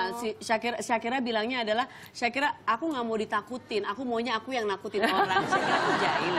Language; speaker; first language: Indonesian; native; Indonesian